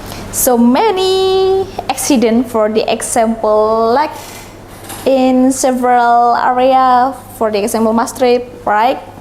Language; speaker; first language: English; non-native, learner; Indonesian